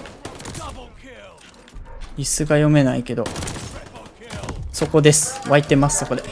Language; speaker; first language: Japanese; native; Japanese